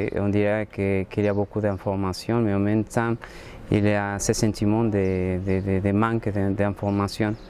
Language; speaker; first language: French; non-native, fluent; Spanish